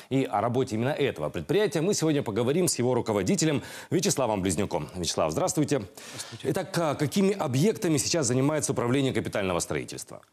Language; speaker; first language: Russian; native; Russian